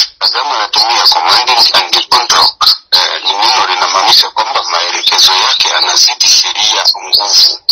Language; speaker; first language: Swahili; non-native, local second language; Kinyarwanda